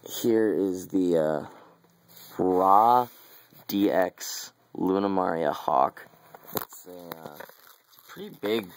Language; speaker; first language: English; native; English